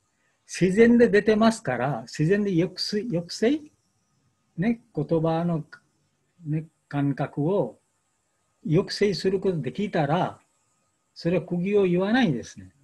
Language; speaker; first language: Japanese; non-native, learner; Bangla